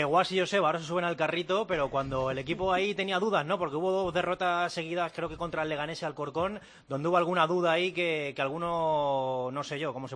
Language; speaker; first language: Spanish; native; Spanish